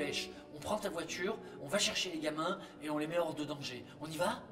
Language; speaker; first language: French; native; French